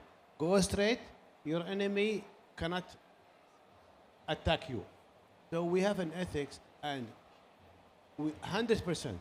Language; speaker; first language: English; non-native, learner; Arabic